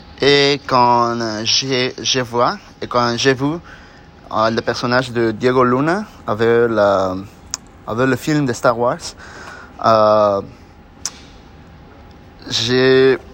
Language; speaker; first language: French; non-native, learner; Spanish